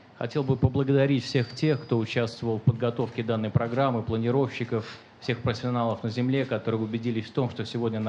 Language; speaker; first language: Russian; native; Russian